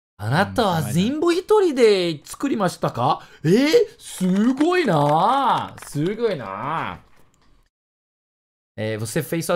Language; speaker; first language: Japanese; non-native, learner; Portuguese